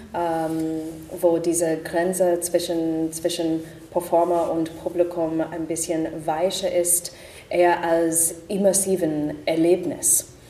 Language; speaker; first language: German; non-native, fluent; English